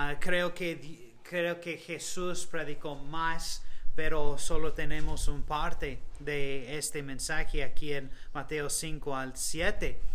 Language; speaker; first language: Spanish; non-native, fluent; English